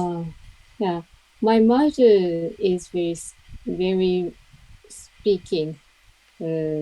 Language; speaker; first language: English; non-native, learner; Japanese